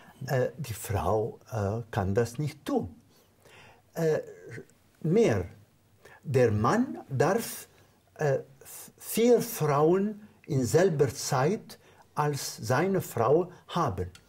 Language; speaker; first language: German; non-native, fluent; Arabic